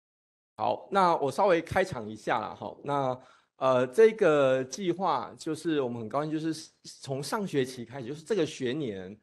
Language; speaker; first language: Chinese; native; Chinese